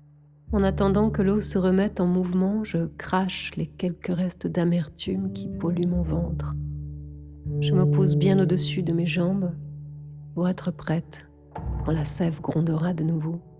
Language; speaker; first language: French; native; French